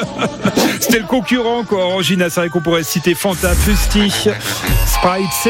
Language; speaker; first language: French; native; French